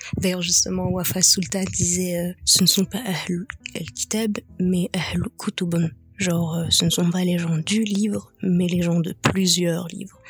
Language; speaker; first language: French; early bilingual, other home language; Arabic